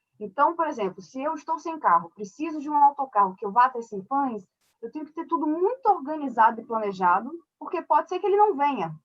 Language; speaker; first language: Portuguese; early bilingual, other home language; French